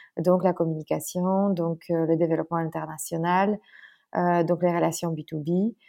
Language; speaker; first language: French; non-native, fluent; Polish